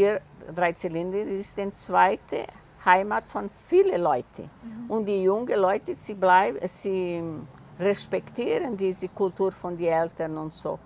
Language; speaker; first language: German; non-native, local second language; Portuguese